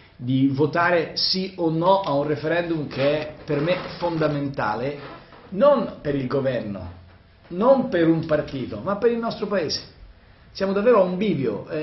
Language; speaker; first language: Italian; native; Italian